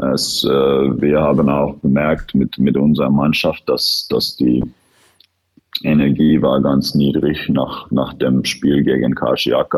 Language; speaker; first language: German; non-native, fluent; Finnish